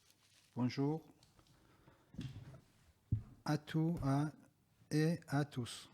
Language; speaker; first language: French; non-native, learner; Persian